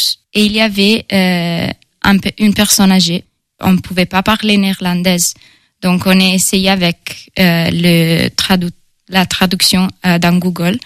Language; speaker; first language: French; non-native, fluent; Italian